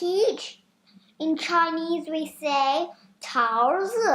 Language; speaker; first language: English; non-native, fluent; Chinese